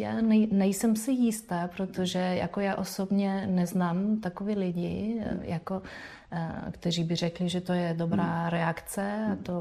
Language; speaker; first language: Czech; non-native, fluent; Spanish